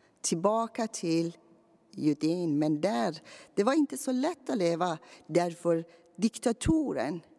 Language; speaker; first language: Swedish; non-native, fluent; Persian